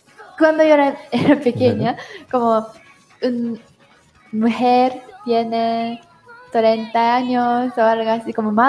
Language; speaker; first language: Spanish; non-native, learner; Japanese